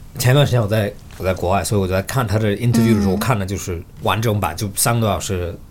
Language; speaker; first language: Chinese; early bilingual, heritage; Chinese